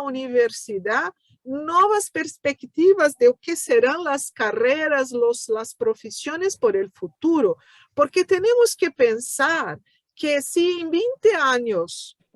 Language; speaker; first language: Spanish; non-native, fluent; Portuguese